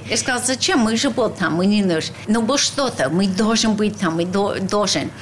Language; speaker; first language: Russian; non-native, learner; English